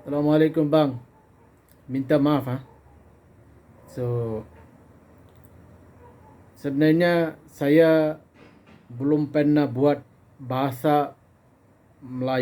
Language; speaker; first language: Indonesian; non-native, fluent; Bangla